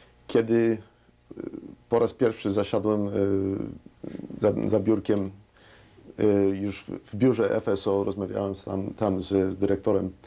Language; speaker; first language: Polish; early bilingual, heritage; Polish